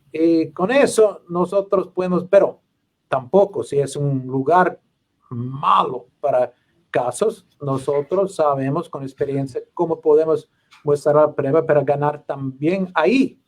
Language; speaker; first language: Spanish; non-native, learner; English